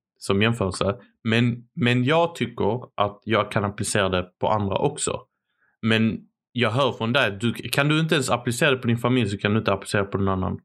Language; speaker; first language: Swedish; early bilingual, other home language; Arabic